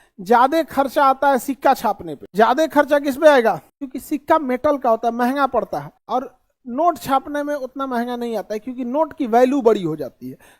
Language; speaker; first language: Hindi; native; Hindi